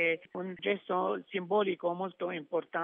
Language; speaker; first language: Italian; non-native, fluent; Arabic